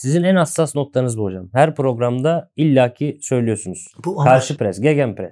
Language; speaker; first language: Turkish; native; Turkish